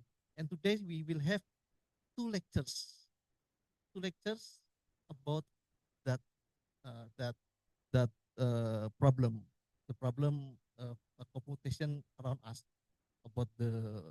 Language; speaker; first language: English; non-native, learner; Indonesian